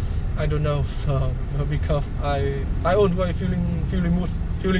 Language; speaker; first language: English; non-native, learner; Vietnamese